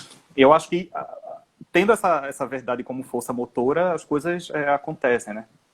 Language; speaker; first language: Portuguese; native; Portuguese